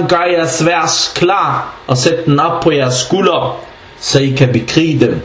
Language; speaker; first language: Danish; early bilingual, other home language; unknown